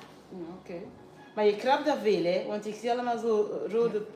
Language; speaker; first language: Dutch; non-native, fluent; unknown